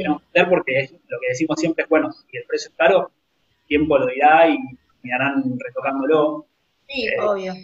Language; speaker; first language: Spanish; native; Spanish